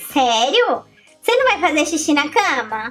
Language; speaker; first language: Portuguese; native; Portuguese